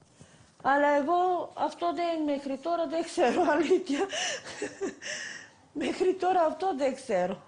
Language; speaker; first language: Greek; non-native, learner; Bulgarian